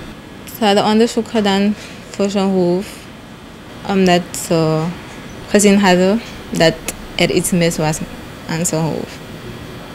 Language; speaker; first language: Dutch; non-native, local second language; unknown